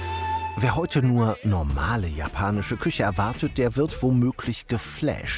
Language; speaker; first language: German; native; German